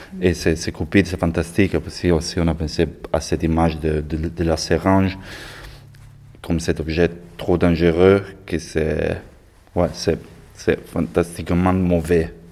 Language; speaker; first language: French; non-native, learner; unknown